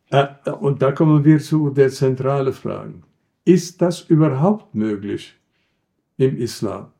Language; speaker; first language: German; non-native, fluent; Arabic